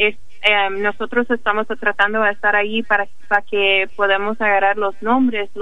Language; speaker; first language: Spanish; early bilingual, heritage; English